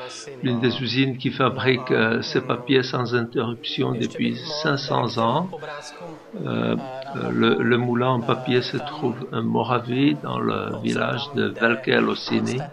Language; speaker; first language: French; non-native, fluent; Czech